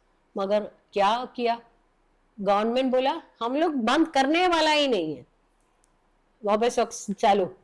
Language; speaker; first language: Hindi; non-native, local second language; Malayalam